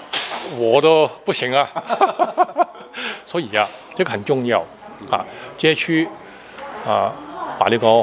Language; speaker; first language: Chinese; non-native, fluent; Cantonese